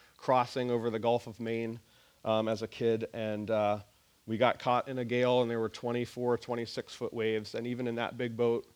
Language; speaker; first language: English; native; English